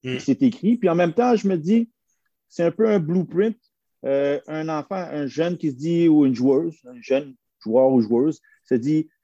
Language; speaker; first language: French; native; French